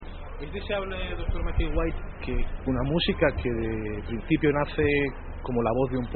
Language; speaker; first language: Spanish; native; Spanish